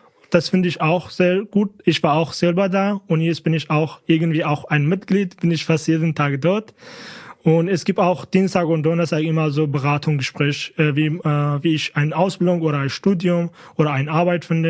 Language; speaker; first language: German; non-native, fluent; Kurdish